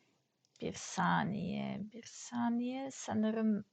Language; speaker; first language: Turkish; non-native, learner; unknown